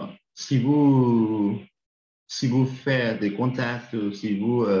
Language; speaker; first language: French; non-native, learner; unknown